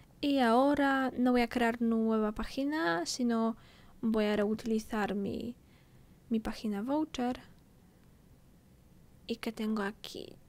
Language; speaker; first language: Spanish; non-native, fluent; Polish